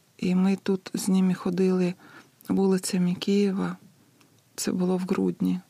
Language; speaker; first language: Ukrainian; non-native, fluent; Lithuanian